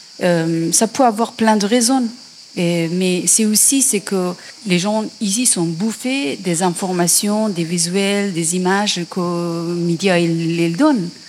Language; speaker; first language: French; non-native, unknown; Persian